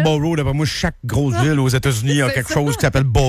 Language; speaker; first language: French; native; French